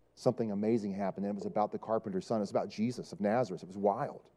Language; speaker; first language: English; native; English